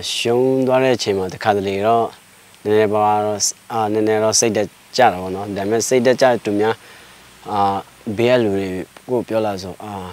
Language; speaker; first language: Burmese; non-native, local second language; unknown